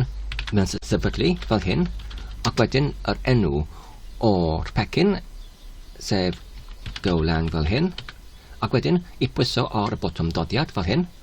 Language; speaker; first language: Welsh; non-native, fluent; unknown